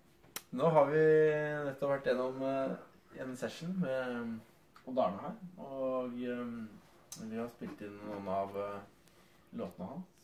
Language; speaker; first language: Norwegian; native; Norwegian